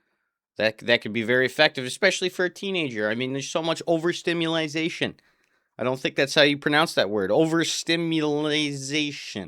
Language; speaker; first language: English; native; English